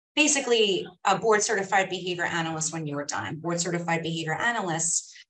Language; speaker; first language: English; native; English